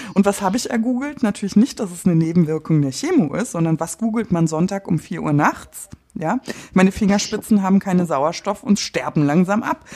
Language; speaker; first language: German; native; German